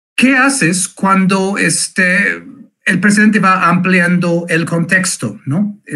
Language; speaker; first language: Spanish; non-native, fluent; English